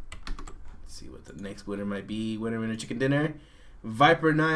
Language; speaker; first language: English; native; English